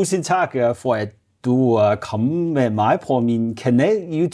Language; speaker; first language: Danish; non-native, learner; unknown